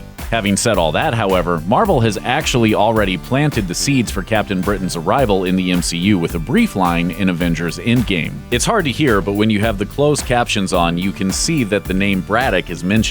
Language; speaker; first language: English; native; English